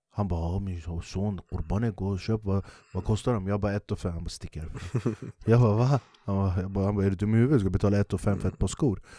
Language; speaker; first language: Swedish; native; Swedish